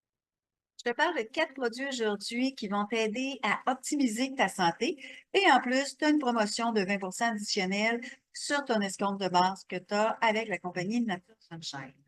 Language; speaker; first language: French; native; French